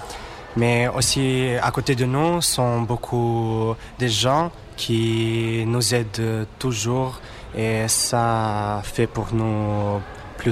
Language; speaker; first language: French; non-native, learner; Romanian